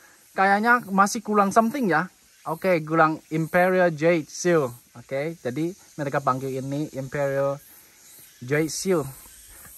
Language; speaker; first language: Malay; non-native, fluent; Chinese